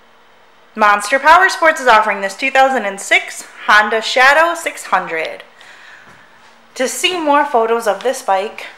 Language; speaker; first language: English; native; English